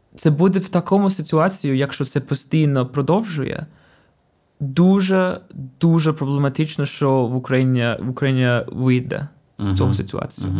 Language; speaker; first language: Ukrainian; non-native, fluent; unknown